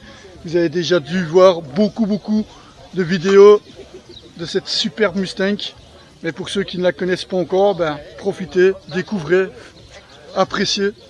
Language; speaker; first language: French; native; French